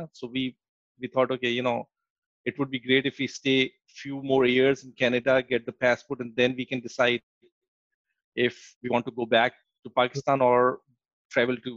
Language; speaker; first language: English; non-native, local second language; Urdu